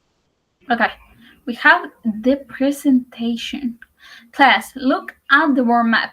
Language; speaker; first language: English; non-native, learner; Spanish